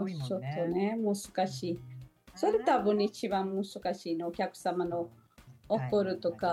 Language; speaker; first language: Japanese; non-native, learner; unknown